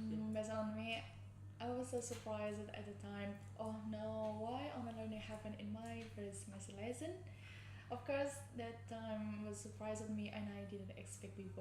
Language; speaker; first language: English; non-native, learner; Indonesian